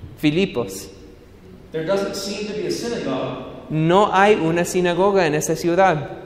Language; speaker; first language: Spanish; non-native, learner; English